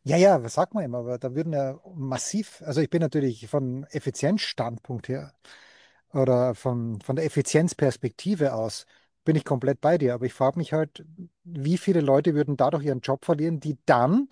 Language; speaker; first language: German; native; German